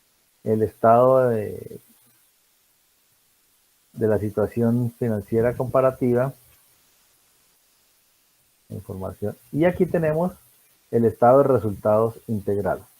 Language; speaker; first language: Spanish; native; Spanish